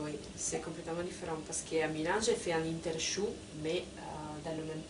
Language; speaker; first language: French; non-native, fluent; Italian